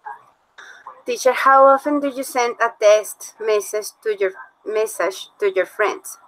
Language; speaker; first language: English; non-native, learner; Spanish